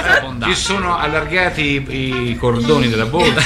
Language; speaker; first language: Italian; native; Italian